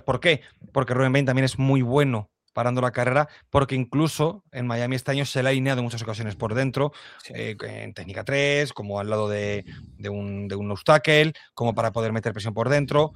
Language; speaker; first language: Spanish; native; Spanish